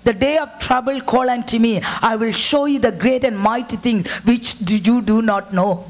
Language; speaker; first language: English; non-native, local second language; Tamil